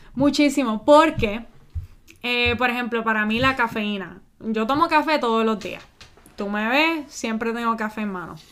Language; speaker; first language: Spanish; early bilingual, heritage; Spanish